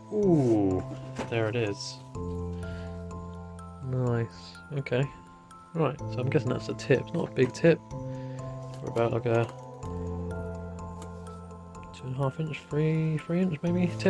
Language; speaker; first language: English; native; English